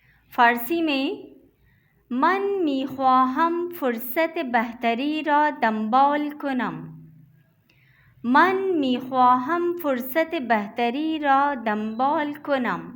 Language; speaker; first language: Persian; non-native, fluent; Urdu